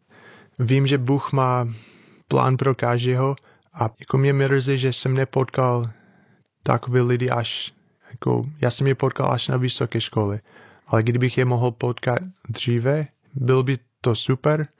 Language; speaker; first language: Czech; non-native, fluent; English